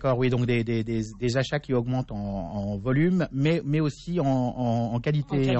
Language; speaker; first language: French; native; French